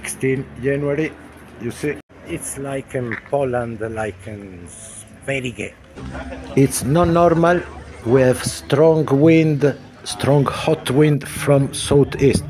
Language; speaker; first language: English; non-native, learner; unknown